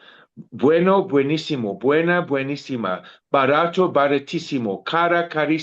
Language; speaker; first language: Spanish; non-native, fluent; English